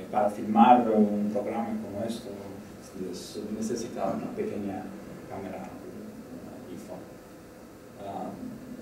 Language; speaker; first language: Spanish; non-native, learner; Romanian